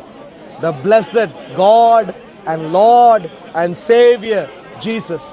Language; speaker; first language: English; non-native, fluent; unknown